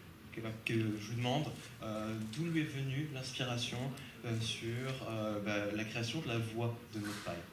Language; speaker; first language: French; native; French